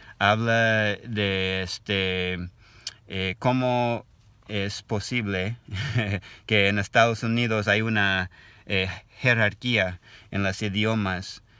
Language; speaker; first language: Spanish; non-native, learner; English